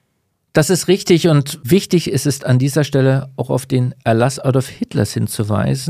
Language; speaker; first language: German; native; German